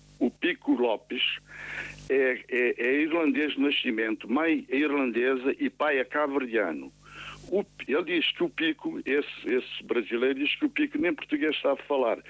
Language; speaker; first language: Portuguese; non-native, local second language; Kabuverdianu